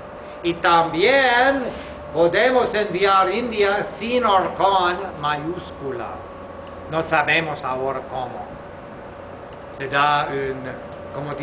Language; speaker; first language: Spanish; non-native, fluent; English